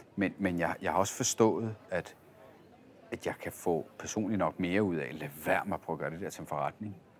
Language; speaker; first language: Danish; early bilingual, other home language; Italian